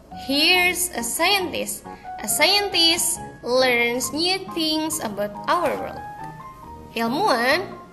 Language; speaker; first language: English; non-native, fluent; Indonesian